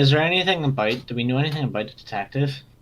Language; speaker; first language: English; native; English